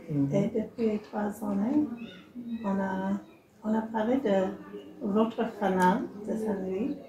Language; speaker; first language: French; non-native, learner; English